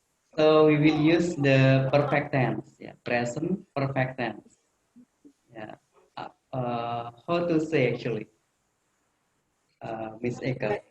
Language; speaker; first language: English; non-native, fluent; Indonesian